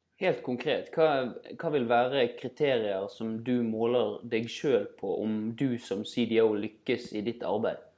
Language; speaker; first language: Norwegian; native; Norwegian